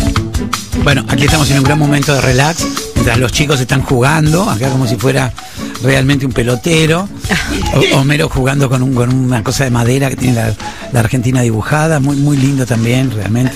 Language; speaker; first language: Spanish; native; Spanish